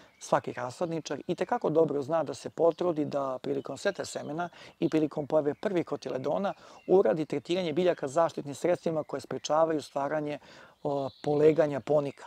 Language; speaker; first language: Croatian; native; Croatian